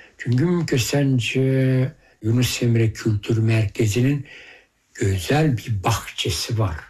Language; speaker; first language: Turkish; early bilingual, heritage; Turkish